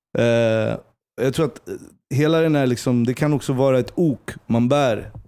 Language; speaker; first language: Swedish; early bilingual, other home language; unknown